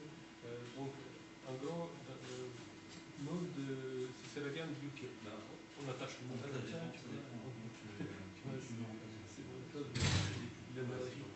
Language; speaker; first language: French; non-native, fluent; Russian